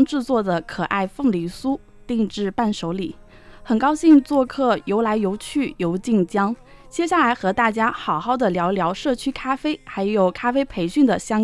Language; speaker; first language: Chinese; native; Chinese